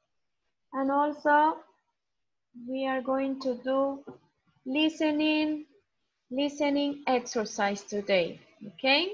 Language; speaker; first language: English; non-native, fluent; Spanish